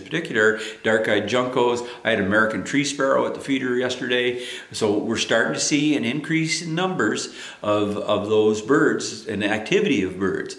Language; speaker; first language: English; native; English